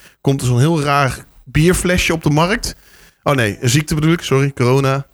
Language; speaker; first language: Dutch; native; Dutch